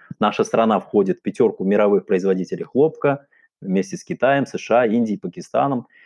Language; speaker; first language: Russian; non-native, local second language; Uzbek